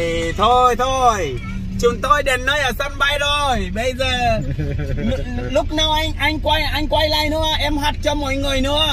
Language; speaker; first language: Vietnamese; non-native, learner; Portuguese